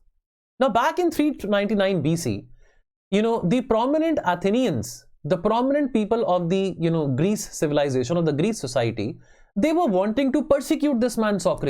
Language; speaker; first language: English; non-native, local second language; Hindi